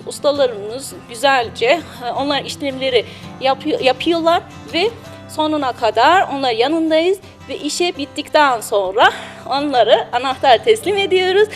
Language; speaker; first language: Turkish; non-native, learner; Persian